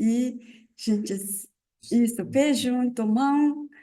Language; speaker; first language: Portuguese; non-native, learner; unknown